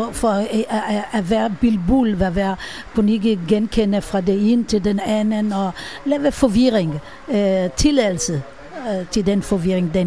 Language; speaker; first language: Danish; non-native, fluent; Hebrew